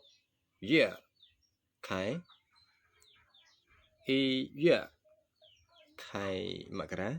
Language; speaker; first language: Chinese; non-native, fluent; Khmer